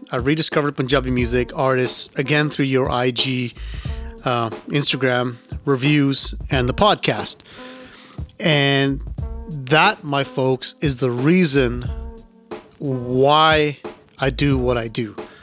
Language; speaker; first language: English; early bilingual, other home language; Punjabi